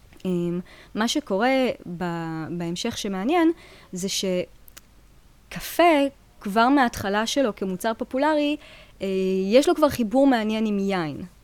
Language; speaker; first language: Hebrew; native; Hebrew